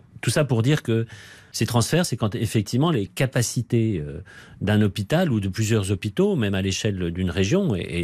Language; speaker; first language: French; native; French